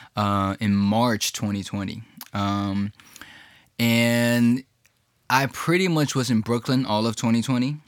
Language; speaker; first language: English; early bilingual, other home language; Chinese